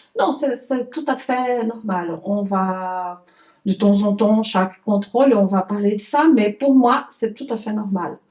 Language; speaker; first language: French; non-native, fluent; Portuguese